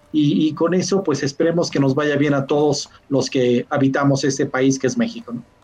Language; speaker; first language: Spanish; native; Spanish